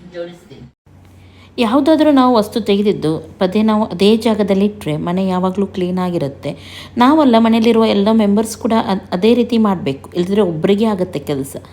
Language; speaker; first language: Kannada; native; Kannada